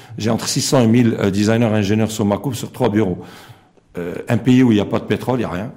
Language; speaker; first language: French; non-native, local second language; Arabic